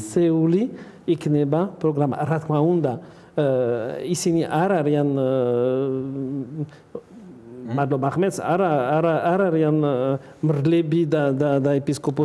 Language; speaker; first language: Georgian; non-native, learner; French